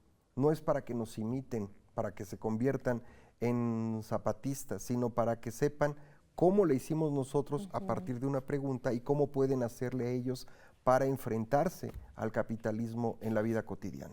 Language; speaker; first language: Spanish; native; Spanish